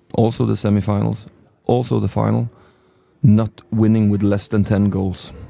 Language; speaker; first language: English; non-native, fluent; Norwegian